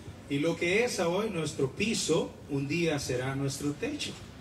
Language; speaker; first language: Spanish; native; Spanish